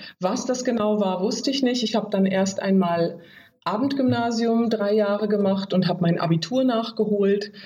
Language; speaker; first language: German; native; German